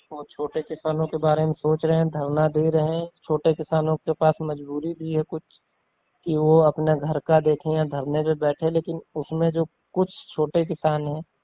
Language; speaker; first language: Hindi; native; Hindi